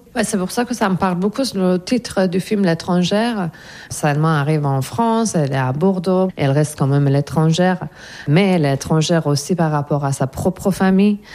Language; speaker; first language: French; non-native, fluent; Persian